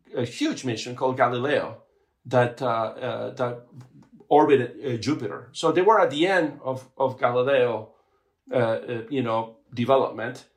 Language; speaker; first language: English; non-native, fluent; Spanish